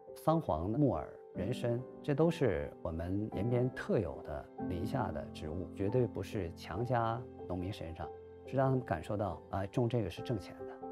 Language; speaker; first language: Chinese; native; Chinese